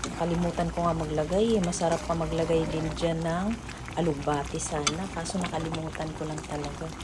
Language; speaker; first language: Filipino; non-native, local second language; Waray